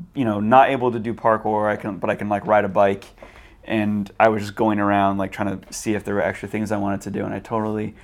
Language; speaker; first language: English; native; English